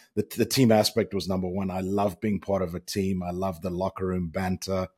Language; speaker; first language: English; native; English